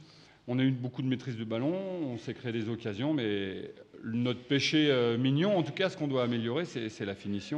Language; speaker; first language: French; native; French